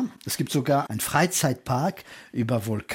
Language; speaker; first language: German; non-native, fluent; French